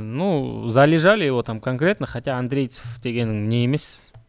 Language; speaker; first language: Russian; non-native, local second language; Kazakh